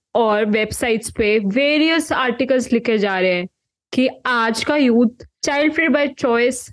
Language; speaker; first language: Hindi; native; Hindi